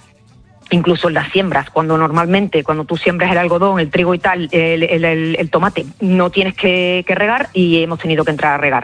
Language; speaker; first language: Spanish; native; Spanish